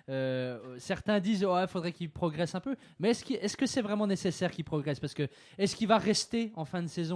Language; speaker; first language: French; native; French